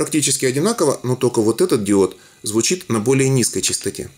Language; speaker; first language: Russian; native; Russian